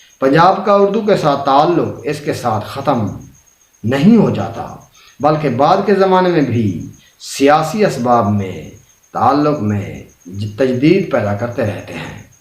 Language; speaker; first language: Urdu; non-native, local second language; Saraiki